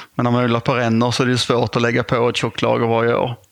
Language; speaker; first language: Swedish; native; Swedish